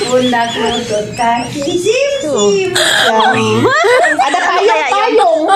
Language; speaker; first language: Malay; non-native, learner; Filipino